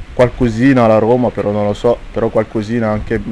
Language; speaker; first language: Italian; non-native, fluent; French